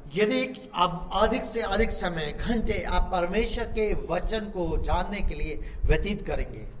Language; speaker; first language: Hindi; native; Hindi